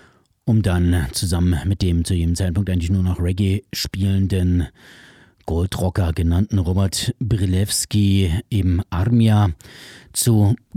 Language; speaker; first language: German; native; German